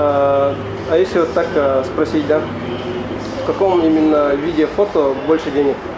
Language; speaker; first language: Russian; native; Russian